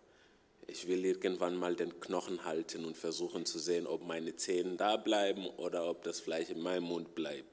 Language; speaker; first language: German; non-native, fluent; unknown